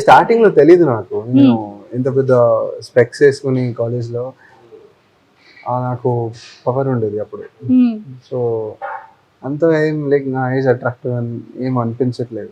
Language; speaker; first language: Telugu; non-native, fluent; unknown